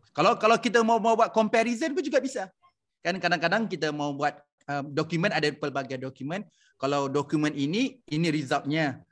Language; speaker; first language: Malay; native; Malay